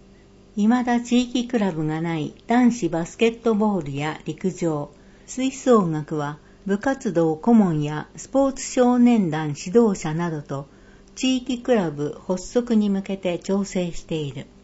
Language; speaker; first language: Japanese; native; Japanese